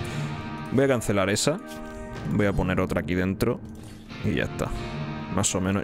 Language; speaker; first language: Spanish; native; Spanish